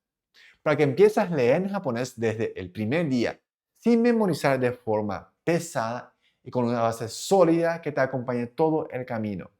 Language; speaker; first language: Spanish; non-native, fluent; Japanese